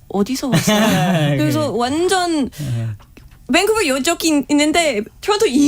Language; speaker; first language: Korean; non-native, fluent; English